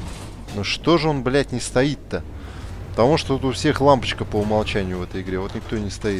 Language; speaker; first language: Russian; native; Russian